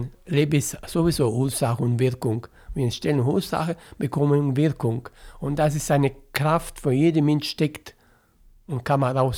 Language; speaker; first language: German; non-native, fluent; Italian